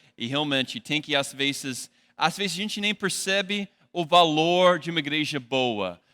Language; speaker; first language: Portuguese; non-native, fluent; English